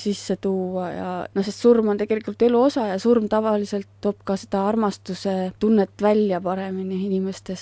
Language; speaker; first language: Estonian; native; Estonian